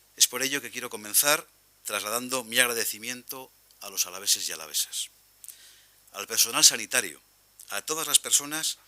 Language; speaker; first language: Spanish; native; Spanish